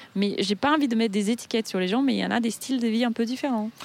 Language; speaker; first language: French; non-native, fluent; Portuguese